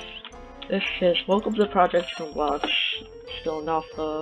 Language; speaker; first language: English; native; English